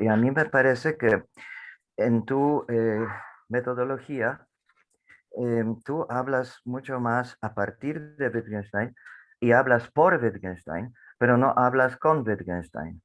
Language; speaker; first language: Spanish; non-native, fluent; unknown